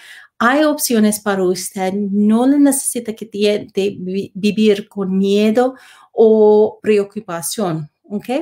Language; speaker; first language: Spanish; non-native, learner; English